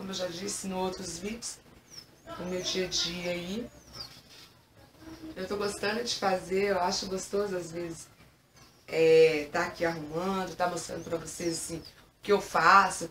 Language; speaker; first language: Portuguese; native; Portuguese